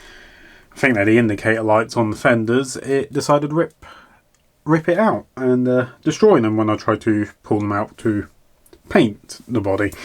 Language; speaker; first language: English; native; English